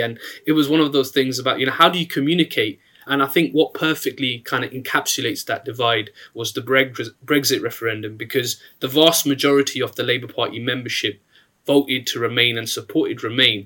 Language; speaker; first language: English; native; English